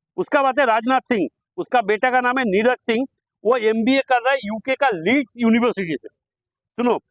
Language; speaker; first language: Hindi; non-native, local second language; Bangla